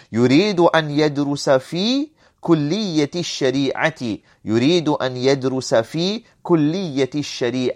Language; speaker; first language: Arabic; non-native, fluent; English